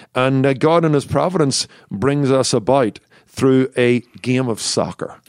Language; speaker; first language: English; native; English